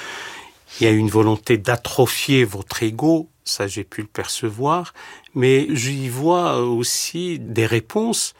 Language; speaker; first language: French; native; French